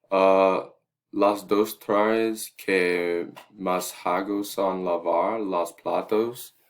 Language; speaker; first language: Spanish; non-native, learner; English